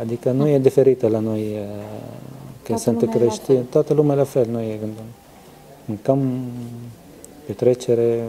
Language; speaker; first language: Romanian; non-native, learner; Arabic